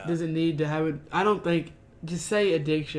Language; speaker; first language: English; native; English